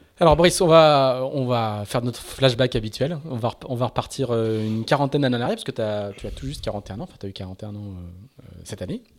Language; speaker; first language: French; native; French